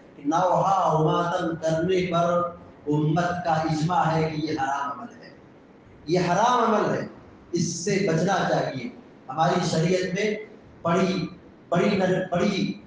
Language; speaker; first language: Urdu; native; Urdu